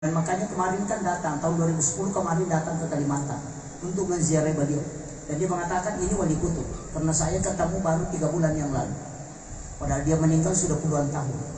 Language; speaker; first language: Indonesian; non-native, local second language; Buginese